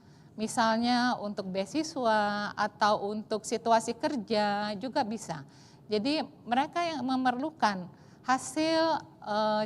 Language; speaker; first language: Indonesian; native; Indonesian